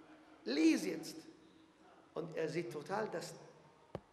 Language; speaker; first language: German; non-native, fluent; Arabic